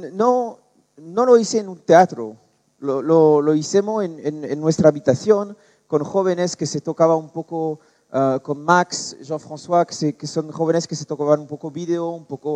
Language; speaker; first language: Spanish; non-native, learner; French